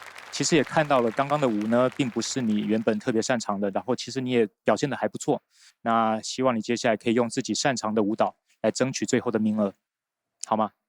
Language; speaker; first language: Chinese; native; Chinese